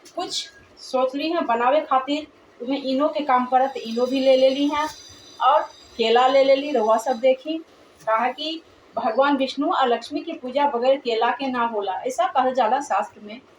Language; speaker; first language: Bhojpuri; non-native, local second language; Maithili